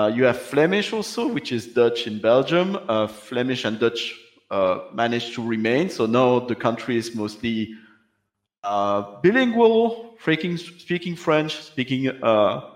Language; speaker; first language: English; non-native, fluent; French